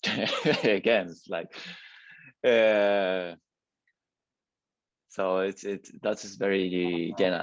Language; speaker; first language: English; non-native, learner; Spanish